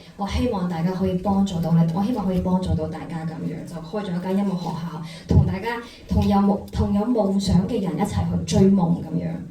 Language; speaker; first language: Cantonese; non-native, fluent; Chinese